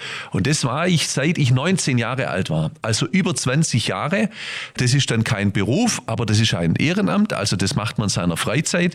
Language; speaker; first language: German; native; German